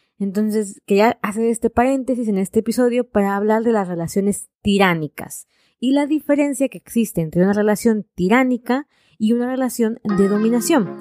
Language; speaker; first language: Spanish; native; Spanish